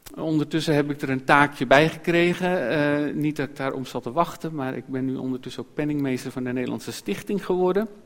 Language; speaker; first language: Dutch; native; Dutch